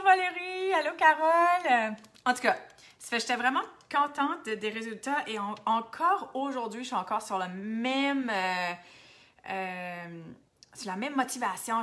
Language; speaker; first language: French; native; French